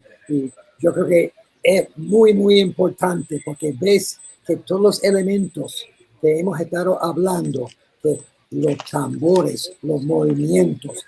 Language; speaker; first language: Spanish; non-native, learner; English